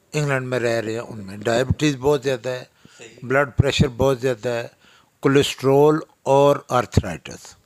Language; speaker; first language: Urdu; non-native, local second language; Pahari-Potwari